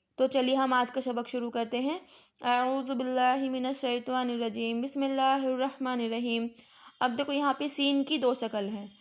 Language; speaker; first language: Hindi; native; Hindi